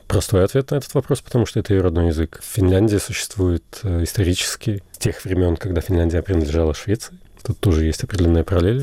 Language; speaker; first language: Russian; native; Russian